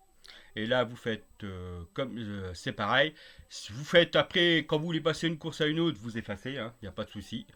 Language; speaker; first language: French; native; French